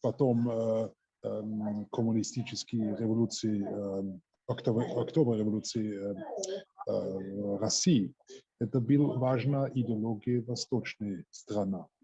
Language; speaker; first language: Russian; non-native, learner; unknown